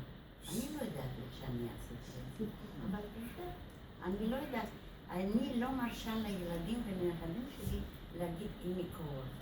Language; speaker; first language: Hebrew; non-native, fluent; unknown